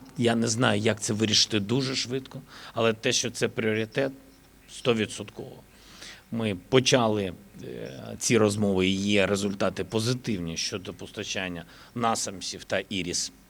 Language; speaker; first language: Ukrainian; native; Ukrainian